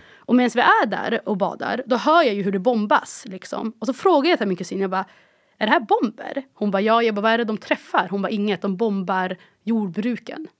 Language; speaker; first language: Swedish; early bilingual, other home language; Arabic